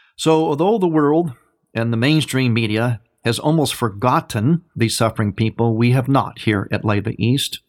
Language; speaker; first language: English; native; English